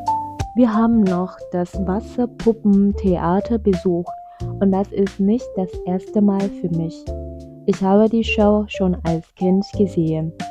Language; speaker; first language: German; non-native, fluent; Vietnamese